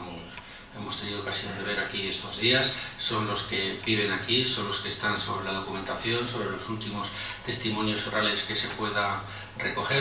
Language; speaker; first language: Spanish; native; Spanish